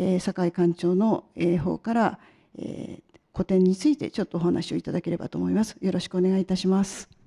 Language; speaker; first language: Japanese; native; Japanese